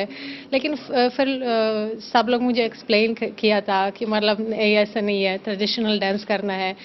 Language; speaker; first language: Hindi; non-native, learner; German